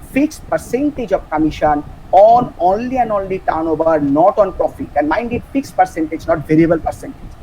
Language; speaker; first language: English; non-native, local second language; Bangla